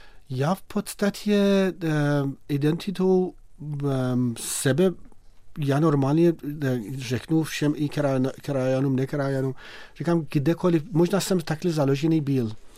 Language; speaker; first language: Czech; non-native, fluent; Persian